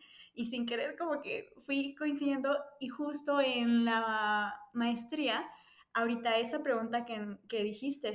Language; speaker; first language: Spanish; native; Spanish